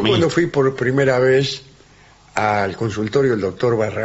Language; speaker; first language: Spanish; native; Spanish